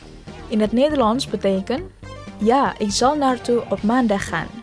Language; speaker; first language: Dutch; non-native, fluent; Indonesian